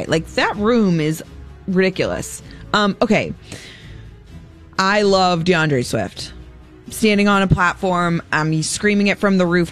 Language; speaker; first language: English; native; English